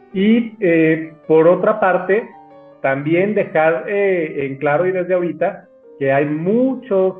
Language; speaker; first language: Spanish; native; Spanish